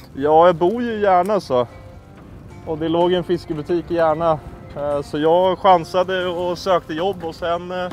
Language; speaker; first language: Swedish; native; Swedish